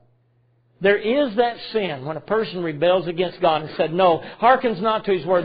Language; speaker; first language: English; native; English